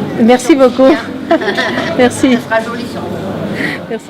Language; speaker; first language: French; non-native, fluent; Spanish